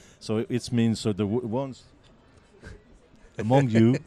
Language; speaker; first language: English; non-native, fluent; French